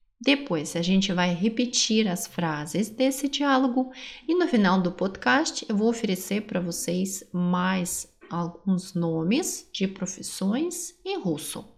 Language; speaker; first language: Portuguese; non-native, fluent; Russian